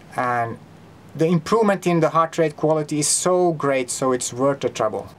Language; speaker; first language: English; non-native, fluent; Finnish